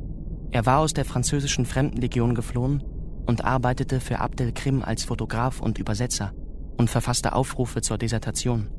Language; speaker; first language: German; native; German